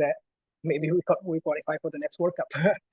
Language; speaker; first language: English; non-native, fluent; Italian